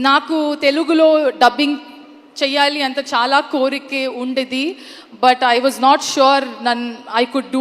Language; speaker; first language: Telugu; non-native, learner; Kannada